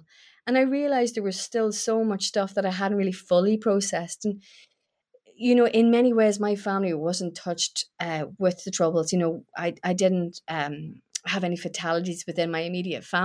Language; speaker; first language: English; native; English